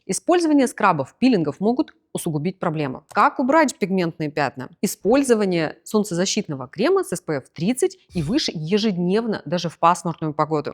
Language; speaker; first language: Russian; native; Russian